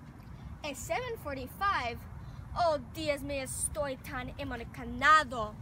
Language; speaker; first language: Spanish; non-native, learner; English